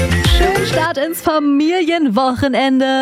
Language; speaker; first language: German; native; German